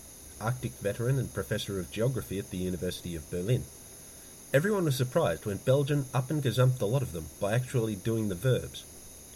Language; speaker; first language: English; native; English